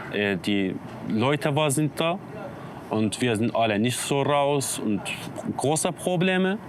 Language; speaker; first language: German; non-native, learner; Kurdish